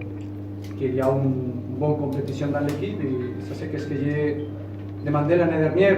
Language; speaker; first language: French; non-native, fluent; Spanish